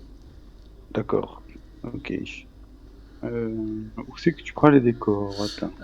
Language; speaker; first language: French; native; French